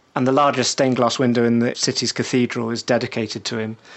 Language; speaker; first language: English; native; English